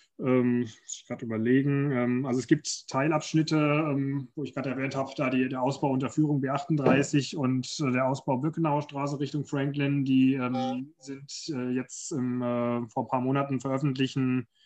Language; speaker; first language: German; native; German